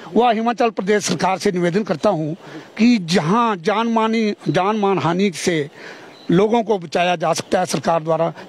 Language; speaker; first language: Hindi; native; Hindi